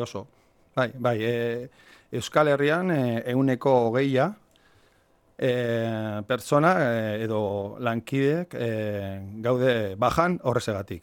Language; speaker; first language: Basque; non-native, local second language; Spanish